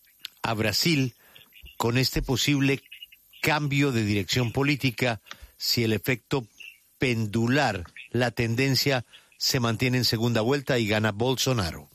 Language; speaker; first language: Spanish; native; Spanish